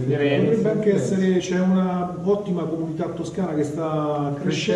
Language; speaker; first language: Italian; native; Italian